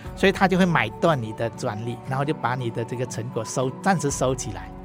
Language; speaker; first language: Chinese; non-native, local second language; Hakka Chinese